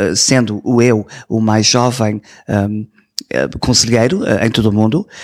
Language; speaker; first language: Portuguese; early bilingual, heritage; English